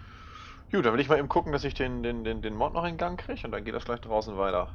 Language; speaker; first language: German; native; German